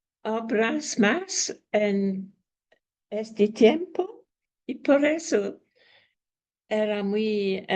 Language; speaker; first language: Spanish; non-native, learner; English